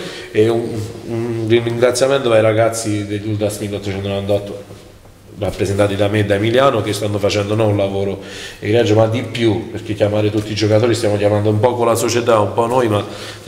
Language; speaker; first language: Italian; native; Italian